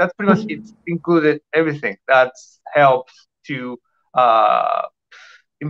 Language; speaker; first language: English; non-native, fluent; Japanese